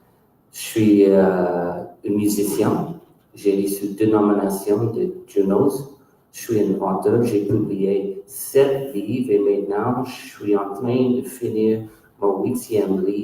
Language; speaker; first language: French; non-native, local second language; English